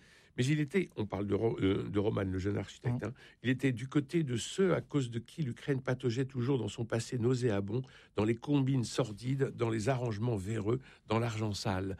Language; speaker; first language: French; native; French